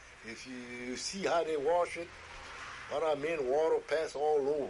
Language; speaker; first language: English; early bilingual, other home language; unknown